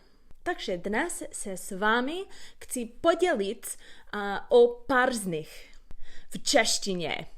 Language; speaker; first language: Czech; non-native, learner; English